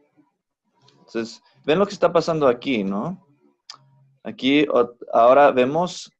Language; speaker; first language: Spanish; non-native, fluent; English